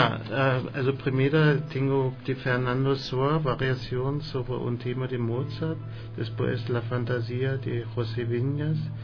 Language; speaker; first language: Spanish; non-native, learner; German